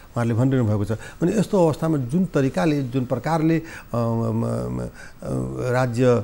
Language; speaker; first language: Nepali; non-native, local second language; Maithili